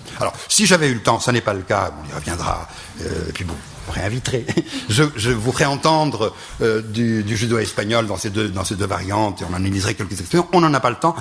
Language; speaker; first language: French; non-native, local second language; Ladino